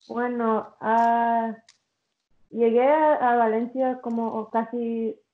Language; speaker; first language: Spanish; early bilingual, heritage; English